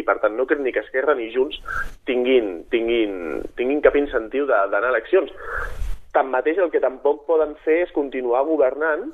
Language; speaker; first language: Catalan; native; Catalan